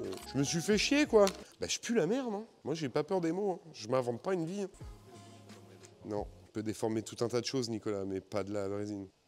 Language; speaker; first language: French; native; French